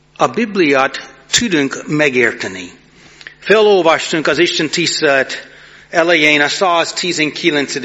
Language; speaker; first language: Hungarian; non-native, fluent; English